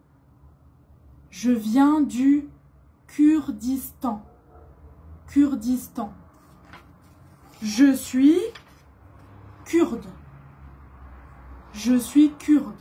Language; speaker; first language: French; native; French